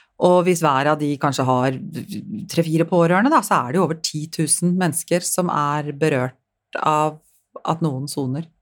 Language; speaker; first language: Norwegian; native; Norwegian